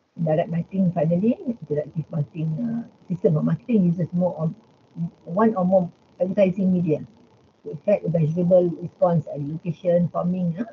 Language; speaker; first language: English; non-native, local second language; Malay